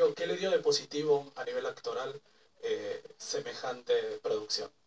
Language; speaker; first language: Spanish; native; Spanish